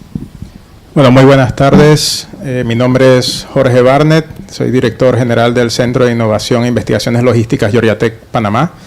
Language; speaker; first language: Spanish; native; Spanish